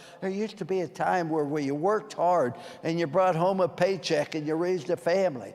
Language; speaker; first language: English; native; English